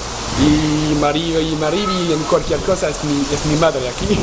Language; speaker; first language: Spanish; non-native, learner; French